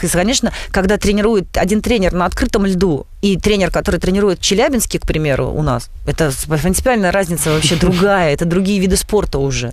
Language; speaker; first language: Russian; native; Russian